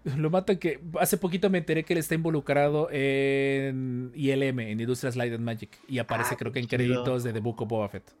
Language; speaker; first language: Spanish; native; Spanish